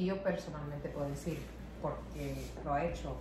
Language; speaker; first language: Spanish; non-native, local second language; English